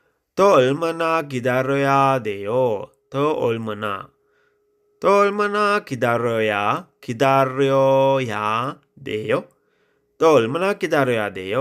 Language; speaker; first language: Korean; non-native, fluent; Sinhala